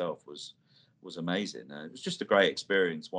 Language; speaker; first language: English; native; English